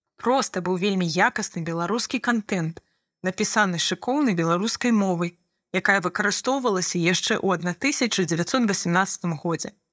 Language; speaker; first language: Belarusian; non-native, fluent; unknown